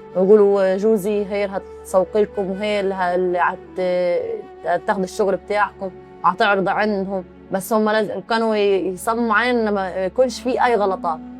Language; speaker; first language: Egyptian Arabic; native; Egyptian Arabic